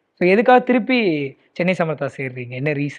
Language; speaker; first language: Tamil; native; Tamil